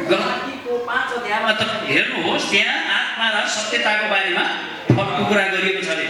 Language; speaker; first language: Nepali; native; Nepali